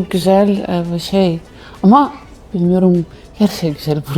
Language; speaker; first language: Turkish; non-native, learner; Russian